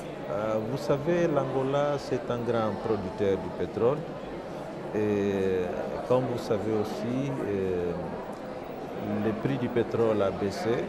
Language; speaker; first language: French; non-native, fluent; Portuguese